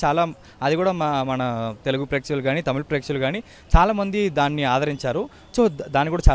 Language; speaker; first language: Telugu; early bilingual, heritage; Tamil